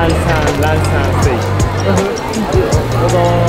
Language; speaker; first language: English; non-native, learner; Japanese